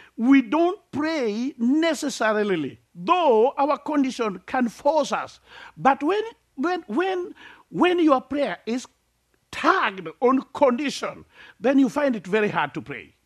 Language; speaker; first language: English; non-native, local second language; Luo (Kenya and Tanzania)